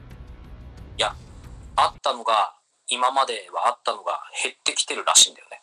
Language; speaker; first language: Japanese; native; Japanese